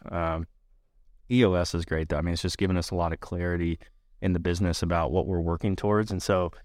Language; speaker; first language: English; native; English